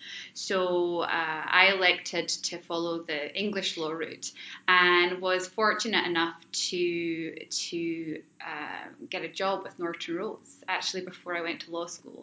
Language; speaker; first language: English; native; English